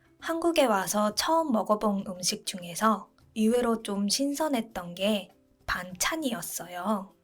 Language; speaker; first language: Korean; non-native, fluent; Japanese